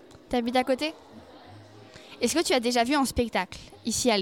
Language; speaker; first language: French; native; French